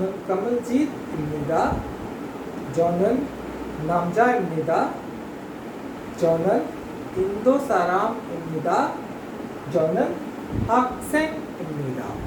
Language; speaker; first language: Korean; non-native, fluent; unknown